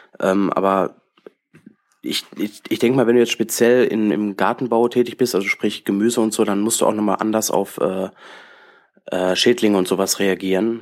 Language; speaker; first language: German; native; German